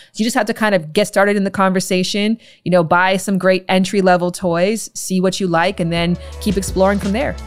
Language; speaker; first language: English; native; English